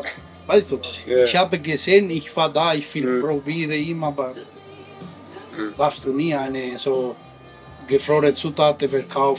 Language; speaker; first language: German; non-native, learner; Italian